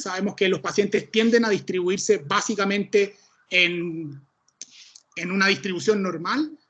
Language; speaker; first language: Spanish; native; Spanish